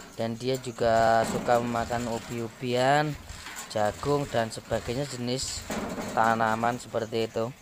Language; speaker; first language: Indonesian; non-native, local second language; Javanese